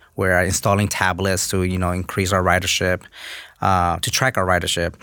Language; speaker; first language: English; early bilingual, other home language; Spanish